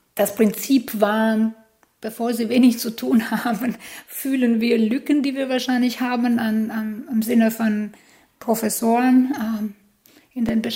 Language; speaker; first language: German; non-native, fluent; Albanian